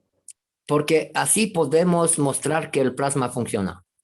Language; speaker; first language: Spanish; non-native, fluent; Romanian